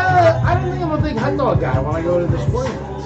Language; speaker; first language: English; native; English